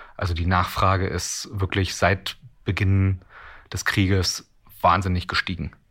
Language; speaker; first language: German; native; German